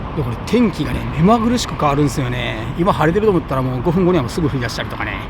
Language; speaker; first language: Japanese; native; Japanese